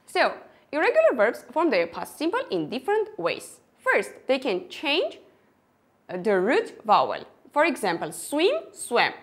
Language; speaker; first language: English; non-native, fluent; Armenian